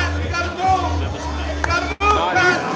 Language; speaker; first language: English; native; English